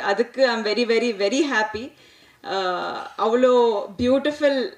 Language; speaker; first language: Tamil; non-native, local second language; Telugu